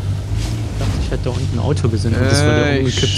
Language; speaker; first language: German; native; German